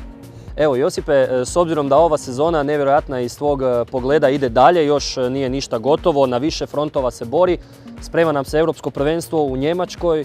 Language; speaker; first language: Croatian; native; Croatian